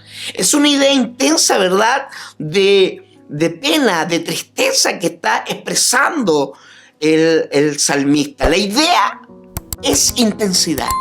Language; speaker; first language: Spanish; native; Spanish